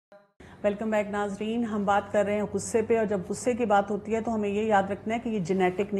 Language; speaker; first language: Hindi; native; Hindi